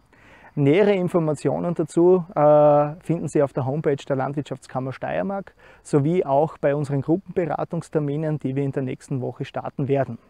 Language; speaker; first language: German; native; German